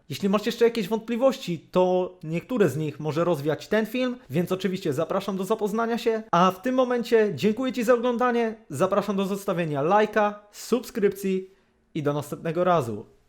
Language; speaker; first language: Polish; native; Polish